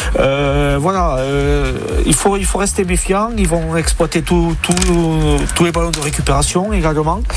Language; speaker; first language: French; native; French